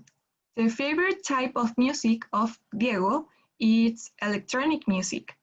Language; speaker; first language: English; non-native, learner; Spanish